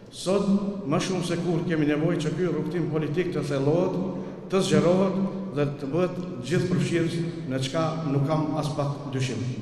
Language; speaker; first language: Albanian; non-native, local second language; Romany